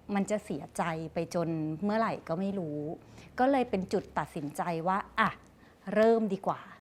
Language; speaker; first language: Thai; native; Thai